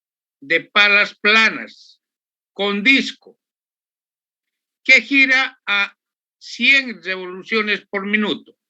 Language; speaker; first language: Spanish; native; Spanish